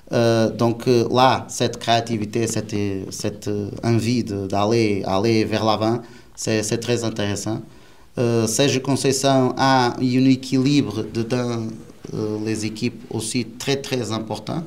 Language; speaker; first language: French; non-native, learner; Portuguese